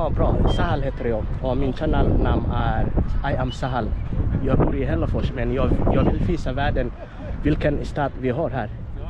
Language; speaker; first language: Swedish; non-native, learner; Somali